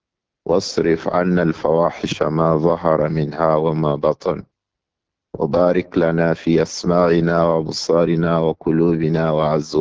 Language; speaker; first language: Arabic; non-native, fluent; Yoruba